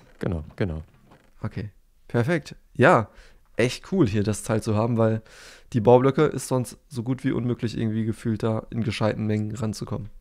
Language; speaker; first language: German; native; German